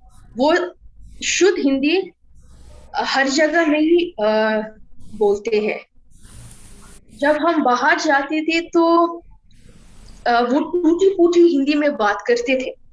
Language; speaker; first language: Hindi; non-native, fluent; English